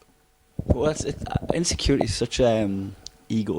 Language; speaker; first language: English; native; English